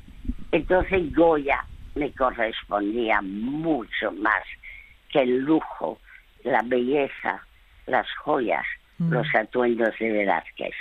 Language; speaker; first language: Spanish; early bilingual, other home language; French